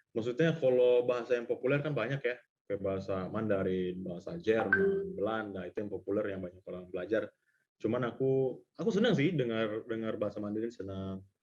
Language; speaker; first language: Indonesian; native; Indonesian